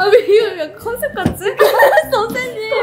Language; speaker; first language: Korean; non-native, fluent; Japanese